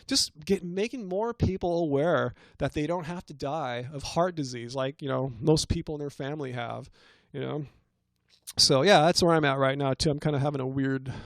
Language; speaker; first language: English; native; English